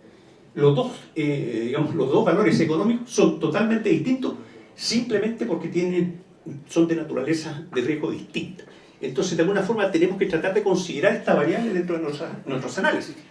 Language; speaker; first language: Spanish; native; Spanish